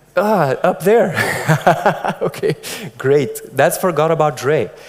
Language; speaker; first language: English; non-native, fluent; Romanian